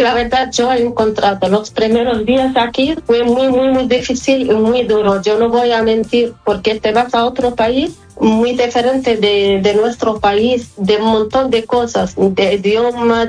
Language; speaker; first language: Spanish; non-native, fluent; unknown